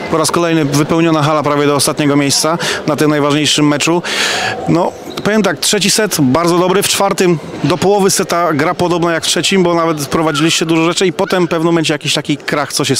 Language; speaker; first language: Polish; native; Polish